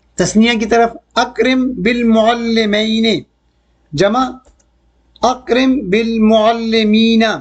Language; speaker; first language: Urdu; native; Urdu